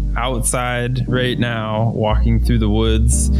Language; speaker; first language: English; native; English